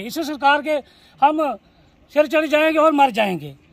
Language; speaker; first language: Hindi; native; Hindi